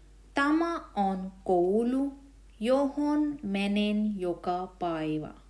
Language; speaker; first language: Finnish; non-native, fluent; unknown